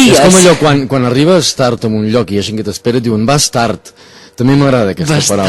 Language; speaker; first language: Catalan; native; Catalan